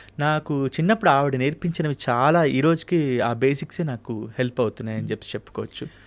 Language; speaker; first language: Telugu; native; Telugu